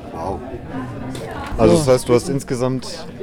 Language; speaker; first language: German; native; German